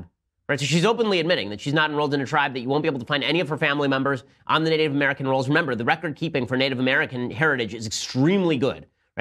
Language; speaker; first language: English; native; English